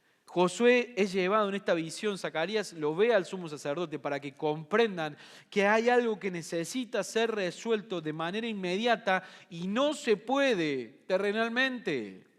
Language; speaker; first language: Spanish; native; Spanish